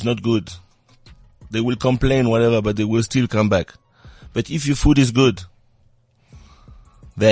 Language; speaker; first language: English; non-native, fluent; French